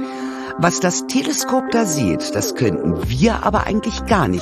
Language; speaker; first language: German; native; German